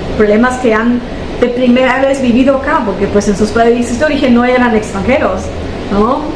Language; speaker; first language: Spanish; early bilingual, heritage; German